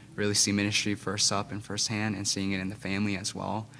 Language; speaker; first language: English; non-native, fluent; Spanish